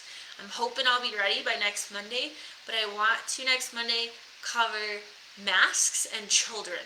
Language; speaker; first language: English; native; English